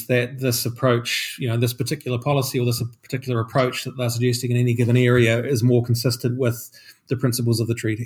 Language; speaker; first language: English; native; English